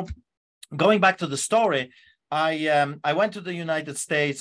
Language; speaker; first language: English; non-native, fluent; Polish